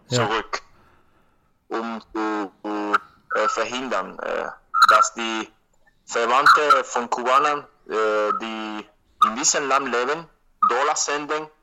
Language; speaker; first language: German; non-native, learner; Spanish